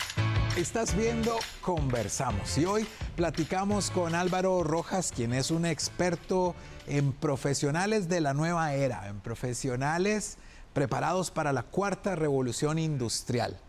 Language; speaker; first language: Spanish; native; Spanish